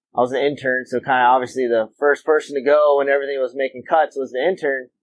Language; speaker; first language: English; native; English